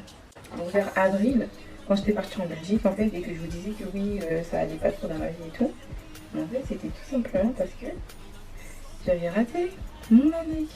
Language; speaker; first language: French; native; French